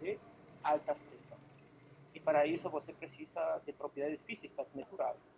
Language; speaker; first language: Portuguese; non-native, fluent; Spanish